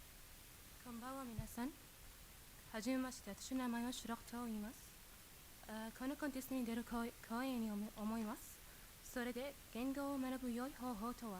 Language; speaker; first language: Japanese; non-native, learner; Arabic